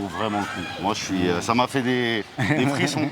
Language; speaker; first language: French; native; French